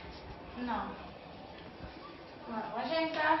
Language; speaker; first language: Polish; non-native, learner; Spanish